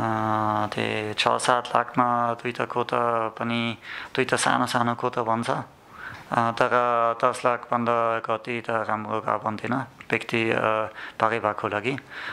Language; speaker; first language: Nepali; non-native, learner; German